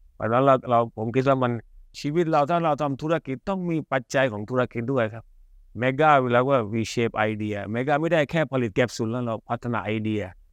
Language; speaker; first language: Thai; early bilingual, other home language; Hindi